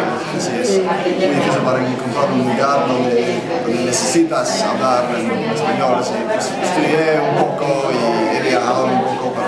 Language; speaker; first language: Spanish; non-native, learner; English